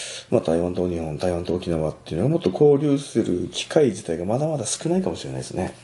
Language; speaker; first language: Japanese; native; Japanese